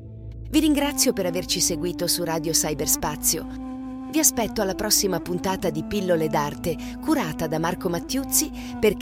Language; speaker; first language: Italian; native; Italian